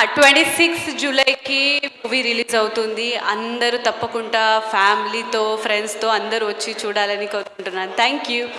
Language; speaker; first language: Telugu; non-native, fluent; Marathi